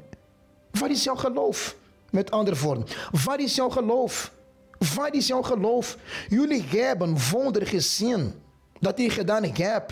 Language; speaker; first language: Dutch; non-native, fluent; Portuguese